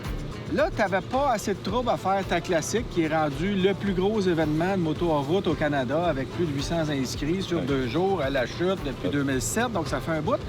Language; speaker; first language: French; native; French